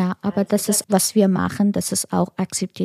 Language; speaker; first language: German; non-native, learner; Persian